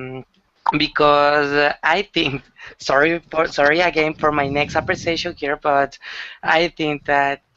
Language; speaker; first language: English; non-native, learner; Spanish